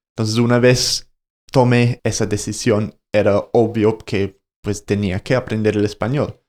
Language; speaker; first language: Spanish; non-native, fluent; English